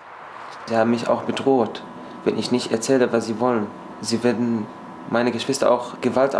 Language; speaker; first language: German; non-native, fluent; Arabic